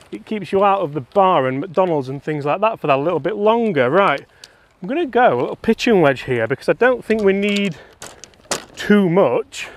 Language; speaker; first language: English; native; English